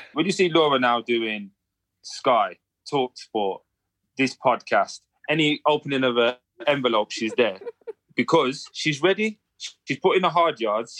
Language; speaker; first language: English; native; English